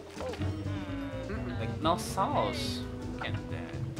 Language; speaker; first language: English; non-native, learner; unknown